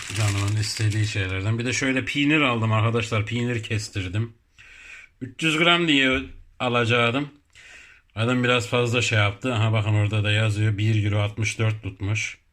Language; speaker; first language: Turkish; early bilingual, heritage; Turkish